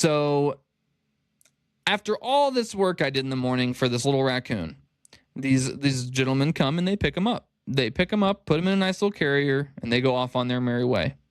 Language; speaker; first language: English; native; English